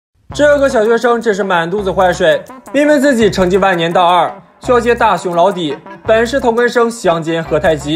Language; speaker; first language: Chinese; native; Chinese